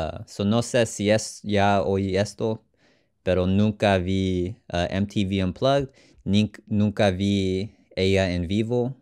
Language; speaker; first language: Spanish; non-native, learner; English